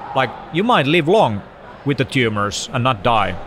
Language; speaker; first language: English; non-native, fluent; Finnish